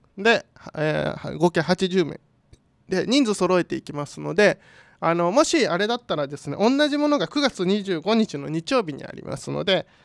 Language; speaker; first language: Japanese; native; Japanese